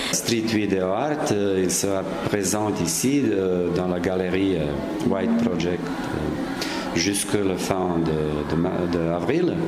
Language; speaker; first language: French; non-native, fluent; Serbian